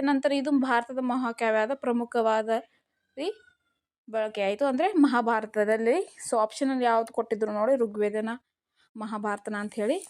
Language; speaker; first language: Kannada; native; Kannada